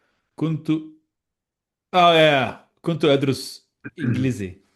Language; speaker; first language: Arabic; non-native, learner; Spanish